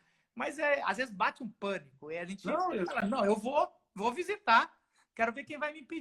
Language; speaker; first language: Portuguese; native; Portuguese